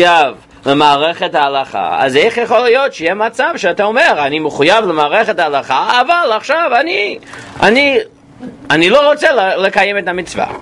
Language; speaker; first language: Hebrew; non-native, fluent; English